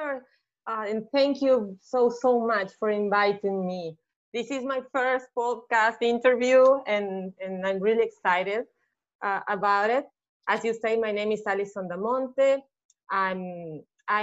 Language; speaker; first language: English; non-native, fluent; Spanish